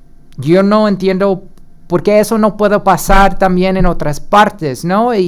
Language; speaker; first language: Spanish; early bilingual, heritage; Spanish